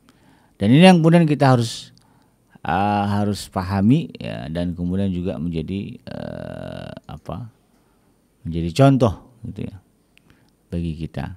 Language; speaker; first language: Indonesian; native; Indonesian